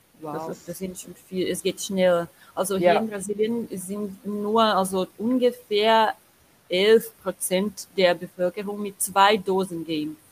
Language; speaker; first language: German; non-native, learner; Portuguese